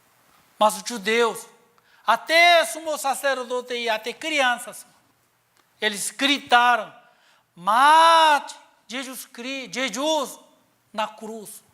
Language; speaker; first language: Portuguese; non-native, learner; Korean